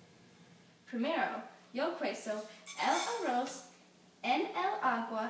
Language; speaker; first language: Spanish; non-native, learner; English